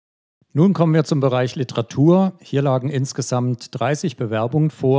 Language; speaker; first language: German; native; German